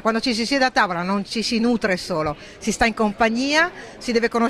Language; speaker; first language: Italian; native; Italian